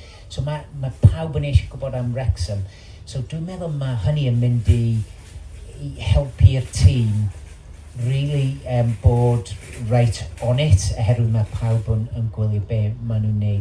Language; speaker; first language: Welsh; non-native, local second language; English